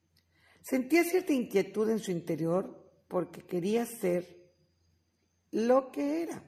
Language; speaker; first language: Spanish; native; Spanish